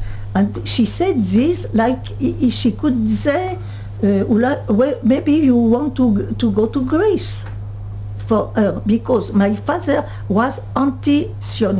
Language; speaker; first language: English; non-native, learner; French